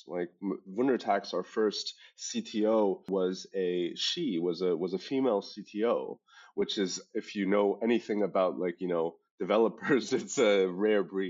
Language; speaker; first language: English; non-native, local second language; German